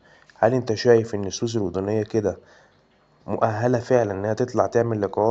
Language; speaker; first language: Arabic; native; Arabic